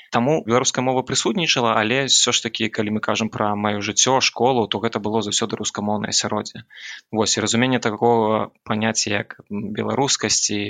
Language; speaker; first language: Belarusian; non-native, local second language; Russian